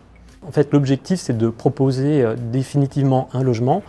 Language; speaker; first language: French; native; French